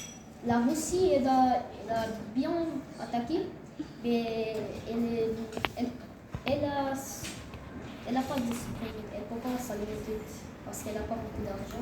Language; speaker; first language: French; non-native, learner; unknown